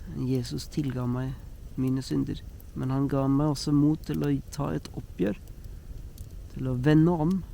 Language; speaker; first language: Norwegian; non-native, fluent; German